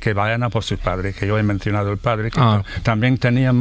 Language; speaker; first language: Spanish; non-native, fluent; English